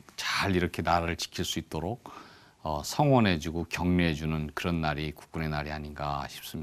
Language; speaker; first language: Korean; native; Korean